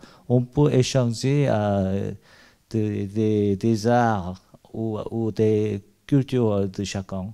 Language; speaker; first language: French; non-native, learner; Korean